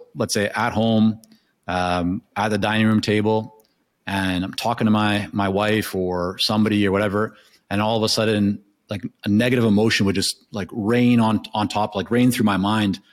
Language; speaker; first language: English; non-native, fluent; Hebrew